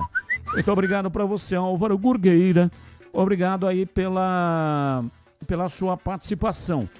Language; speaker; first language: Portuguese; native; Portuguese